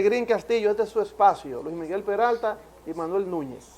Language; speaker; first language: Spanish; native; Spanish